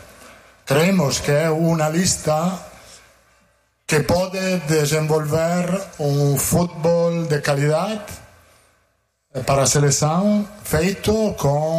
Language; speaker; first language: Portuguese; non-native, learner; Italian